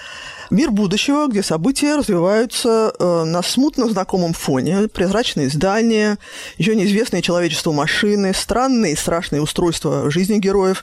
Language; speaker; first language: Russian; native; Russian